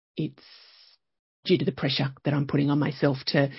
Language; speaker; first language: English; native; English